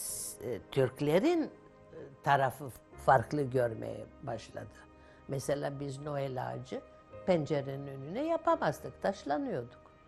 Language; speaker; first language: Turkish; non-native, local second language; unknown